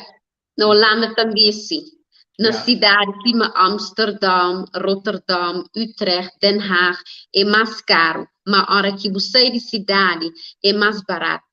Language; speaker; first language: Portuguese; non-native, learner; Kabuverdianu